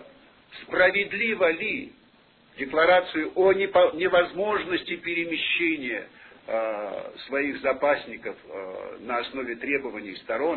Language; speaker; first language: Russian; native; Russian